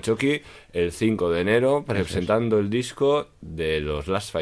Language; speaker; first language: Spanish; native; Spanish